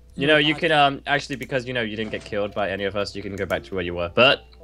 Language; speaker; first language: English; native; English